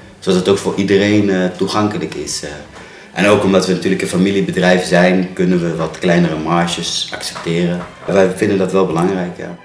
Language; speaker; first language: Dutch; early bilingual, other home language; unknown